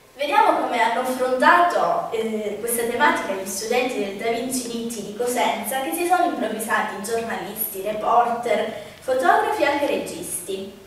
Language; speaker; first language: Italian; native; Italian